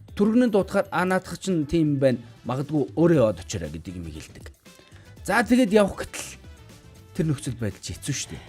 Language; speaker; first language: Mongolian; native; Mongolian